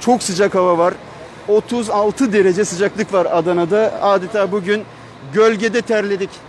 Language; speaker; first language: Turkish; native; Turkish